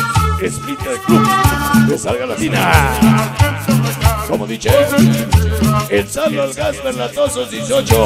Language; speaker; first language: Spanish; native; Spanish